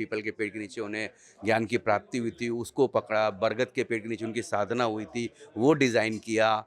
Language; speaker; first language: Hindi; native; Hindi